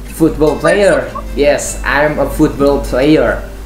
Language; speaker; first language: English; non-native, learner; Indonesian